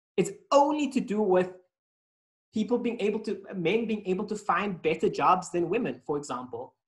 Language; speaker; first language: English; native; English